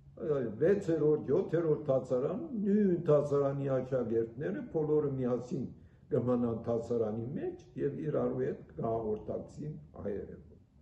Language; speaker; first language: Armenian; early bilingual, heritage; Armenian